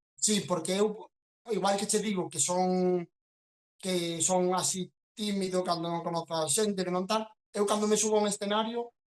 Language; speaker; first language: Galician; non-native, local second language; Spanish